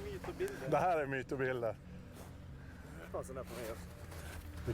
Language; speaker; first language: Swedish; native; Swedish